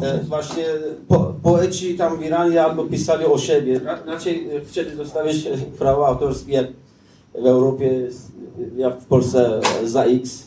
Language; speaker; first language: Polish; non-native, learner; Persian